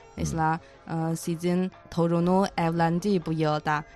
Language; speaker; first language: Turkish; non-native, fluent; Chinese